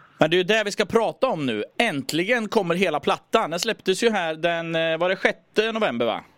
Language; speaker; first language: Swedish; native; Swedish